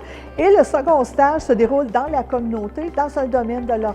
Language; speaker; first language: French; native; French